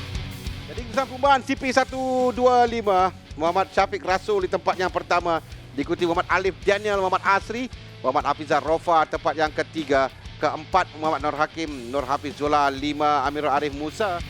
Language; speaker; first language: Malay; native; Malay